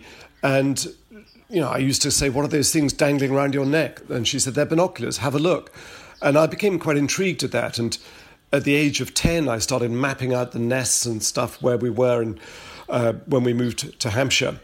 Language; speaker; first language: English; native; English